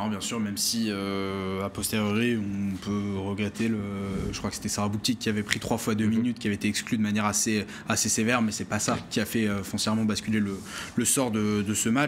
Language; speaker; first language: French; native; French